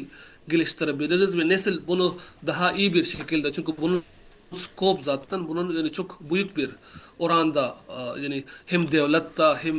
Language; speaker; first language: Turkish; non-native, learner; Urdu